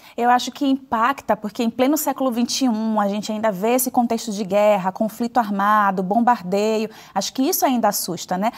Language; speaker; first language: Portuguese; native; Portuguese